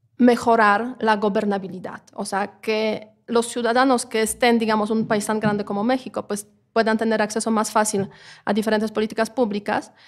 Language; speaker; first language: Spanish; non-native, fluent; Polish